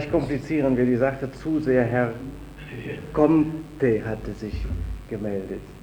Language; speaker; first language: German; native; German